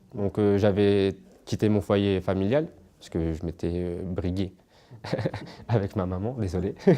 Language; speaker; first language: French; native; French